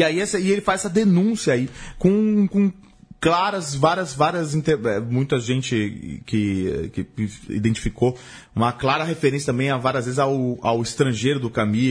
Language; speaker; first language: Portuguese; native; Portuguese